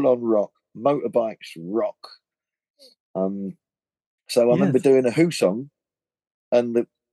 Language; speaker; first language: English; native; English